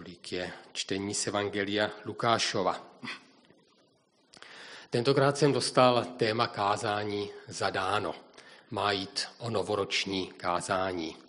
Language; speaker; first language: Czech; native; Czech